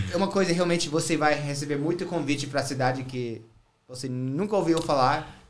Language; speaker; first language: Portuguese; non-native, fluent; English